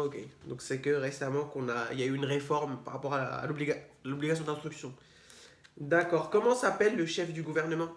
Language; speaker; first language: French; native; French